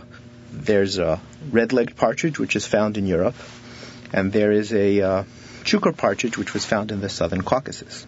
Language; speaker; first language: English; native; English